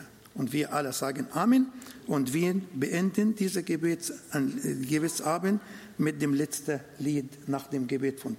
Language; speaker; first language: German; non-native, fluent; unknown